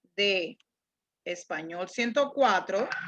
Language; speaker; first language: Spanish; non-native, fluent; English